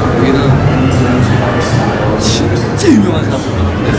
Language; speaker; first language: Korean; early bilingual, heritage; Korean